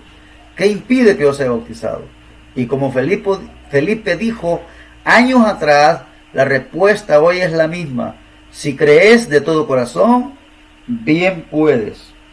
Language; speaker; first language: Spanish; native; Spanish